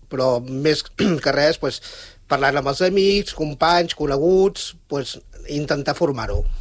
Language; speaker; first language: Catalan; native; Catalan